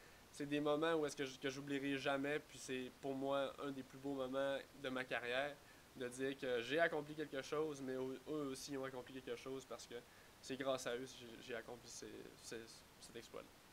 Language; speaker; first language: French; native; French